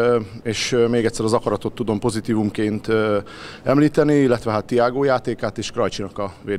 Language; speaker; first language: Hungarian; native; Hungarian